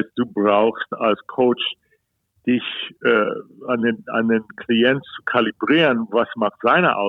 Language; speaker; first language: German; non-native, fluent; English